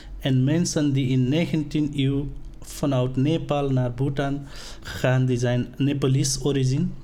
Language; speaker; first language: Dutch; non-native, learner; Nepali